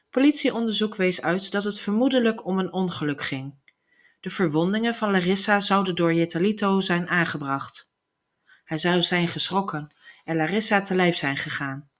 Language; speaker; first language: Dutch; native; Dutch